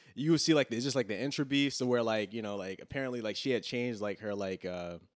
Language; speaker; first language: English; native; English